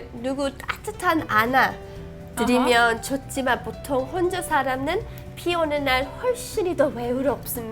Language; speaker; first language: Korean; non-native, fluent; English